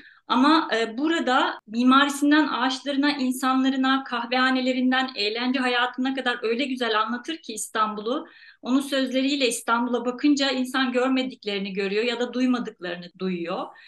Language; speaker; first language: Turkish; native; Turkish